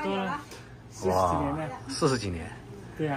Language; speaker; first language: Chinese; non-native, learner; Cantonese